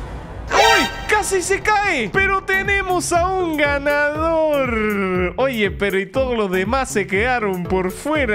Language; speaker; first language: Spanish; native; Spanish